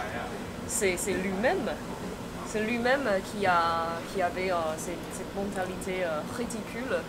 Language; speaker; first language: French; non-native, fluent; Chinese